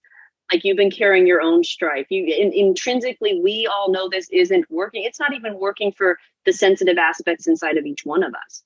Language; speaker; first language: English; native; English